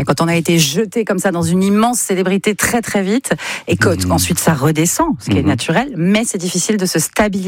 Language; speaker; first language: French; native; French